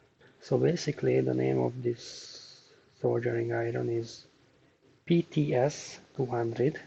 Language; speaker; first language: English; non-native, fluent; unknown